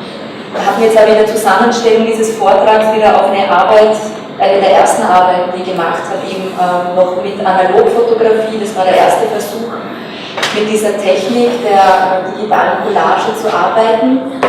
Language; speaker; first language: German; native; German